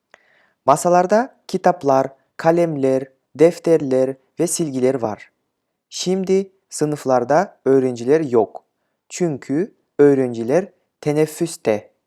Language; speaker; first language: Turkish; non-native, fluent; Kyrgyz